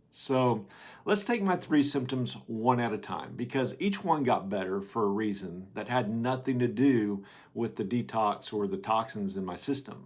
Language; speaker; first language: English; native; English